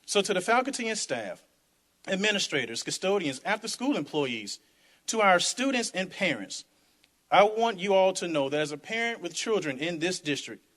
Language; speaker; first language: English; native; English